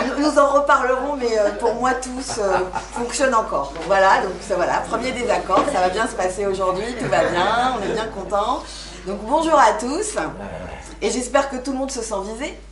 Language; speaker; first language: French; non-native, local second language; Arabic